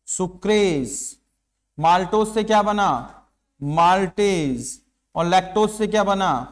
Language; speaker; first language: Hindi; native; Hindi